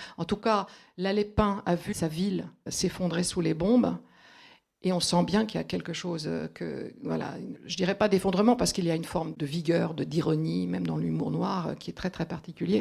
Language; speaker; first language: French; native; French